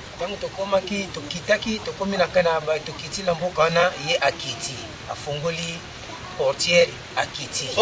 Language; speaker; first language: Lingala; non-native, local second language; Kongo